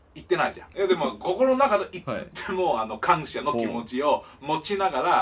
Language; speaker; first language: Japanese; non-native, fluent; Chinese